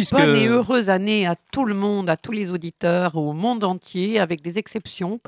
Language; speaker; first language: French; native; French